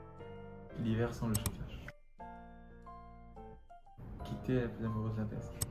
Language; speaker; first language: French; non-native, fluent; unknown